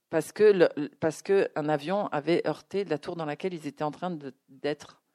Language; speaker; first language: French; native; French